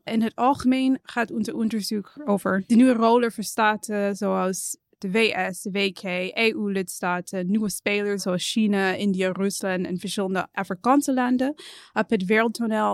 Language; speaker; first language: Dutch; non-native, fluent; English